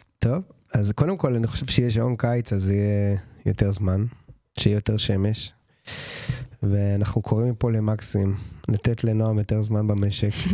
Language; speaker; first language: Hebrew; native; Hebrew